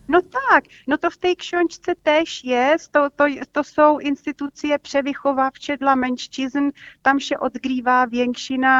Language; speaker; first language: Polish; non-native, fluent; Czech